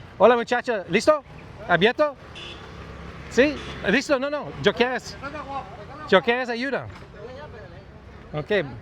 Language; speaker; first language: Spanish; non-native, learner; English